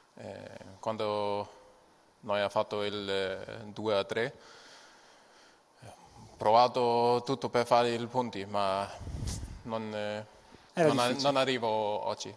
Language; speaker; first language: Italian; non-native, learner; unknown